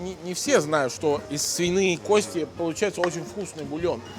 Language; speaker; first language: Russian; non-native, fluent; Italian